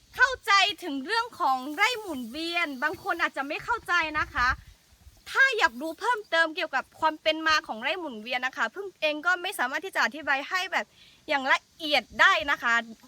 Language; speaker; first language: Thai; non-native, local second language; S'gaw Karen